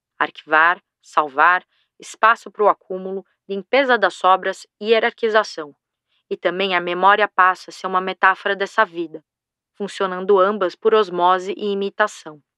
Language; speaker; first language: Portuguese; native; Portuguese